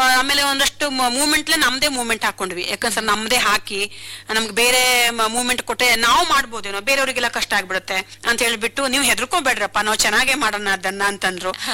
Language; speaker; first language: Kannada; non-native, local second language; Konkani